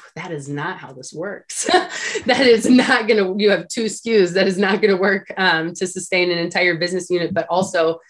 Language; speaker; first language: English; native; English